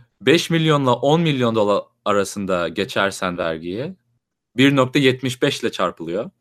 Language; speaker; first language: Turkish; native; Turkish